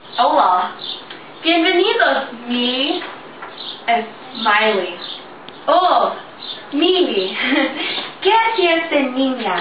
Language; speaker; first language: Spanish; non-native, learner; English